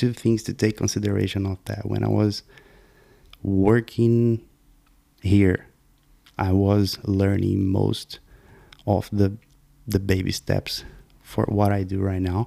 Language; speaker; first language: English; non-native, fluent; Portuguese